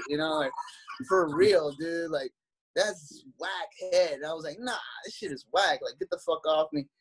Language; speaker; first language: English; native; English